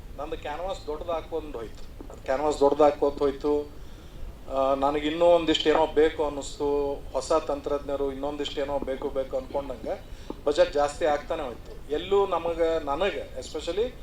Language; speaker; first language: Kannada; native; Kannada